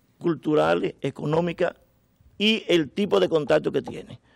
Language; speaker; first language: Spanish; native; Spanish